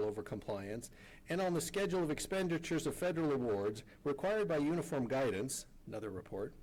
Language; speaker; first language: English; native; English